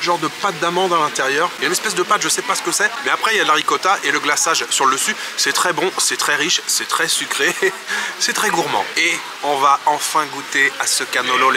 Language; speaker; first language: French; native; French